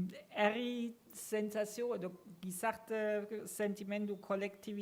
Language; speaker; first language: Basque; non-native, fluent; German